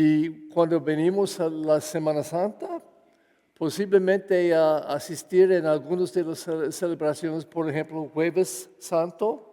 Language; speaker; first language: Spanish; non-native, fluent; English